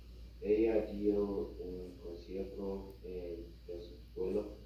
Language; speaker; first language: Spanish; non-native, learner; English